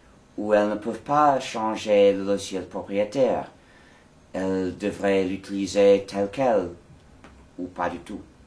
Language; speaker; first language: French; non-native, fluent; English